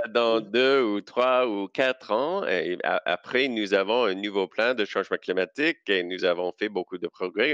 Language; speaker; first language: French; non-native, local second language; English